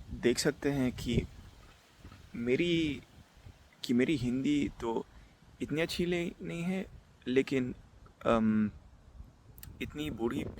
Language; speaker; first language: Hindi; non-native, learner; Dutch